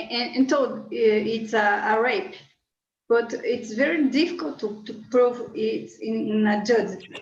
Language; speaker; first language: English; non-native, learner; Portuguese